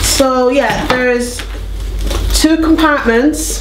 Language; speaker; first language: English; native; English